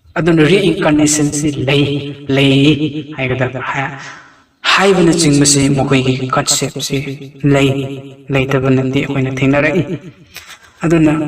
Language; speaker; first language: Manipuri; non-native, local second language; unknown